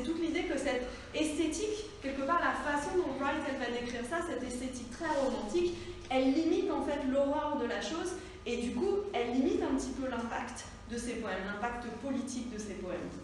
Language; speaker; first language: French; native; French